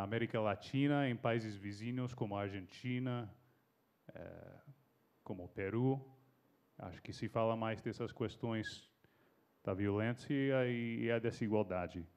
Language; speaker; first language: Portuguese; non-native, fluent; English